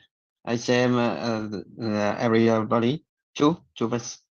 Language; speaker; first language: English; non-native, learner; Vietnamese